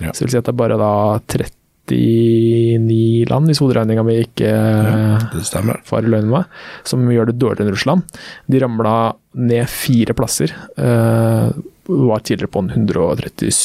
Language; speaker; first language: Norwegian; native; Norwegian